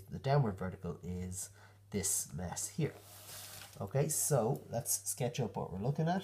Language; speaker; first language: English; native; English